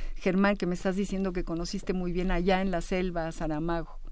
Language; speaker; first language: Spanish; native; Spanish